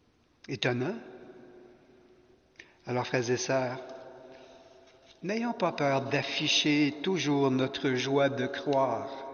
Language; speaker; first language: French; native; French